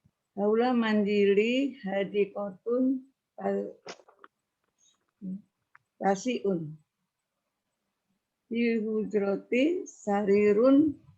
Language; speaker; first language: Arabic; non-native, learner; Indonesian